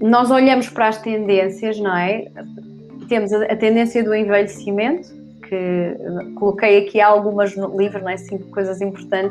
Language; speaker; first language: Portuguese; native; Portuguese